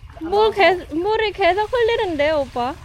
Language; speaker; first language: Korean; non-native, fluent; Khmer